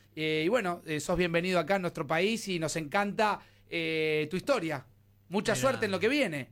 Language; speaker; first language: Spanish; native; Spanish